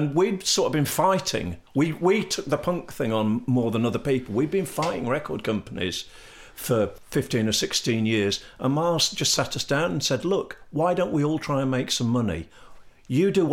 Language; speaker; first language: English; native; English